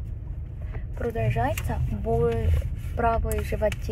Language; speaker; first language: Russian; non-native, fluent; Korean